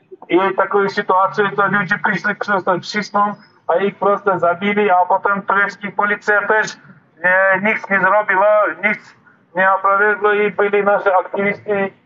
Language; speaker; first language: Polish; non-native, learner; Turkmen